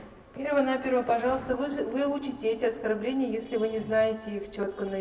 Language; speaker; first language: Russian; native; Russian